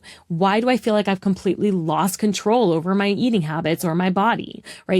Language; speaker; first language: English; native; English